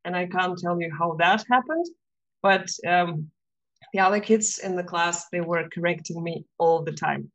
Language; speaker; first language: English; non-native, fluent; Russian